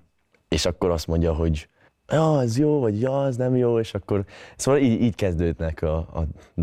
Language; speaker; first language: Hungarian; early bilingual, other home language; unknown